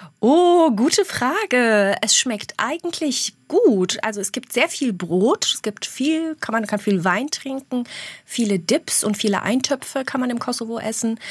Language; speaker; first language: German; early bilingual, other home language; Albanian